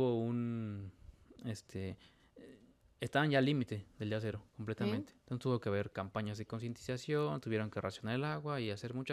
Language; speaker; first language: Spanish; native; Spanish